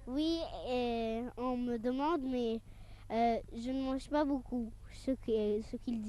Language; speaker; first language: French; non-native, local second language; Arabic